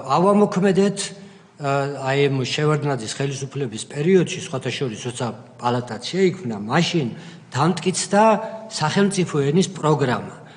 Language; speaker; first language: Georgian; native; Georgian